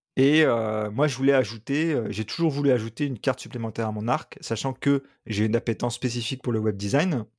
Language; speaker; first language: French; native; French